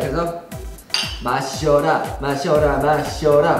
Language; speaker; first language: Korean; non-native, fluent; English